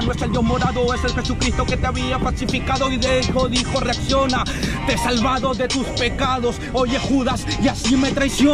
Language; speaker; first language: Spanish; native; Spanish